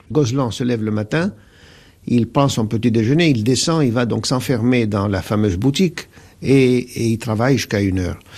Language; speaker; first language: French; non-native, local second language; Arabic